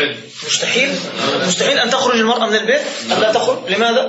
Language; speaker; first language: Arabic; native; Arabic